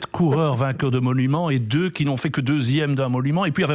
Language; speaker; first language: French; native; French